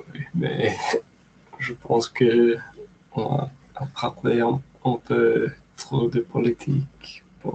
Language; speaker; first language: French; non-native, learner; English